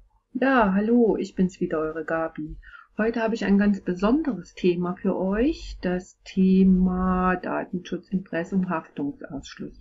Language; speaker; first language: German; native; German